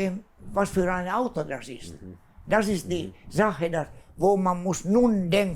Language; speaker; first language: German; non-native, fluent; Finnish